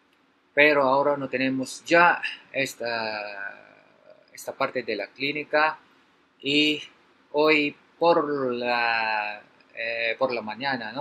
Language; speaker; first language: Spanish; non-native, learner; Filipino